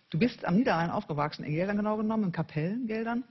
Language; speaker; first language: German; native; German